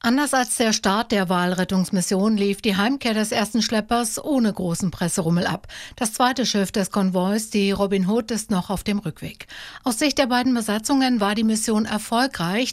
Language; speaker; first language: German; native; German